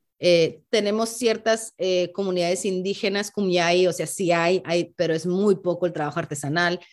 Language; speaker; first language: Spanish; native; Spanish